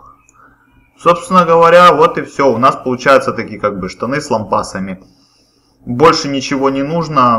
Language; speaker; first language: Russian; native; Russian